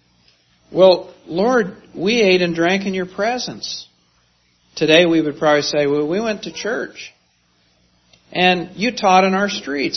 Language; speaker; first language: English; native; English